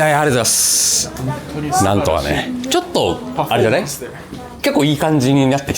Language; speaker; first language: Japanese; native; Japanese